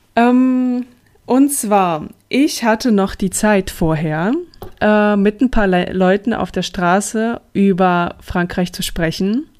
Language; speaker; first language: German; early bilingual, other home language; Russian